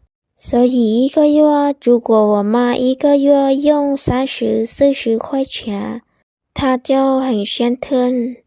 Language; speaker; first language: Chinese; non-native, fluent; Lao